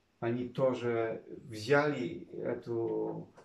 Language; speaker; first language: Russian; non-native, learner; Polish